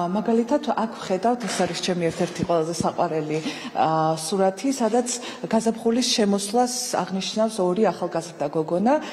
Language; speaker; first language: Georgian; native; Georgian